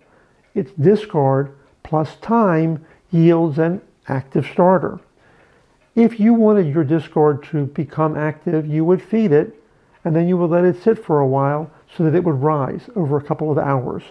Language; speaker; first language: English; native; English